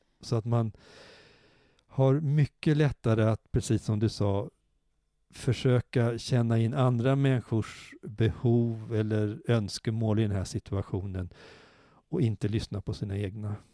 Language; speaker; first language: Swedish; native; Swedish